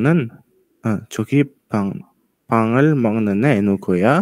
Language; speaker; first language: Korean; non-native, learner; Indonesian